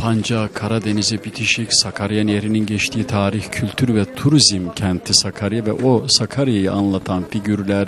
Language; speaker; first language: Turkish; native; Turkish